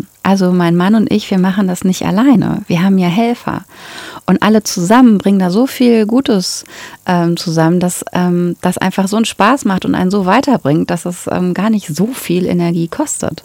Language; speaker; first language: German; native; German